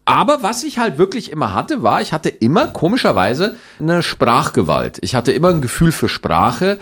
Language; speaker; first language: German; native; German